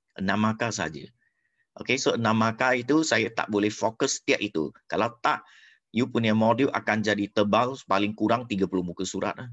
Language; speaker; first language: Malay; non-native, local second language; Chinese